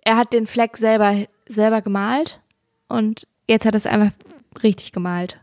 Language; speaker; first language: German; native; German